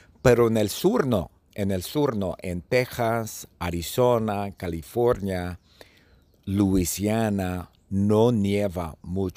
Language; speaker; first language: Spanish; early bilingual, heritage; Spanish